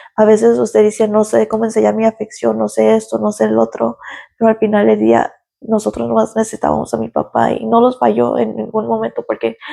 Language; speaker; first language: Spanish; early bilingual, heritage; Spanish